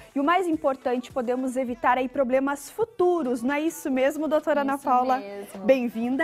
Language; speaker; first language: Portuguese; native; Portuguese